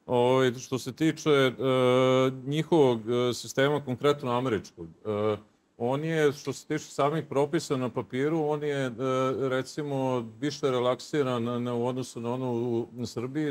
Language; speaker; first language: Serbian; native; Serbian